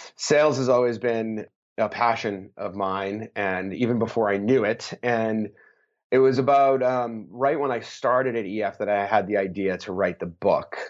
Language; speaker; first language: English; native; English